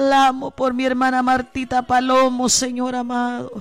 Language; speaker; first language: Spanish; native; Spanish